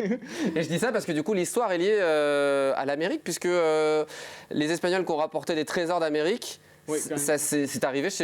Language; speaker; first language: French; native; French